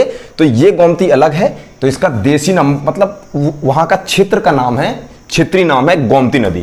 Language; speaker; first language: Hindi; native; Hindi